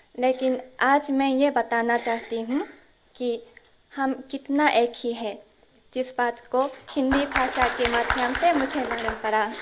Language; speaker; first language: Hindi; non-native, fluent; Korean